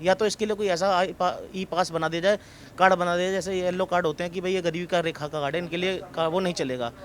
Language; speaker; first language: Hindi; native; Hindi